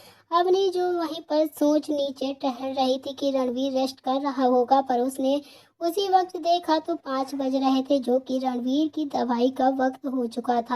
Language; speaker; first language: Hindi; native; Hindi